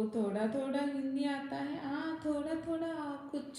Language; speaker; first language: Hindi; non-native, local second language; Telugu